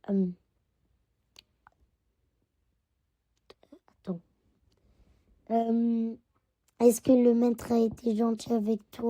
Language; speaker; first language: French; early bilingual, other home language; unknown